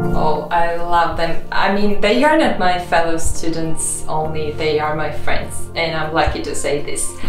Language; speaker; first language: English; non-native, fluent; Georgian